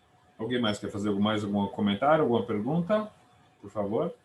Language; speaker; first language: Portuguese; native; Portuguese